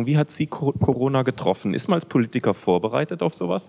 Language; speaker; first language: German; native; German